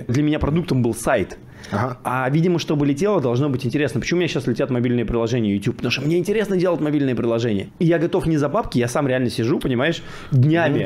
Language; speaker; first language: Russian; native; Russian